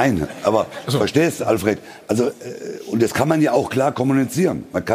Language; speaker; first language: German; native; German